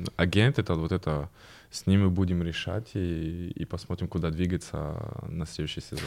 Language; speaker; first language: Russian; non-native, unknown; French